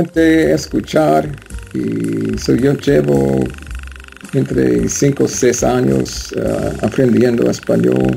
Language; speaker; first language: Spanish; non-native, learner; English